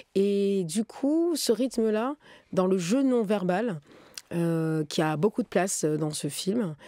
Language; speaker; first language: French; native; French